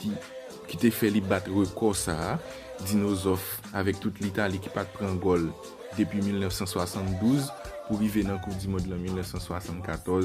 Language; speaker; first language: French; non-native, learner; Haitian Creole